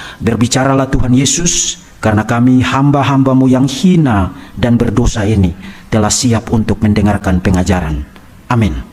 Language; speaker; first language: Indonesian; native; Indonesian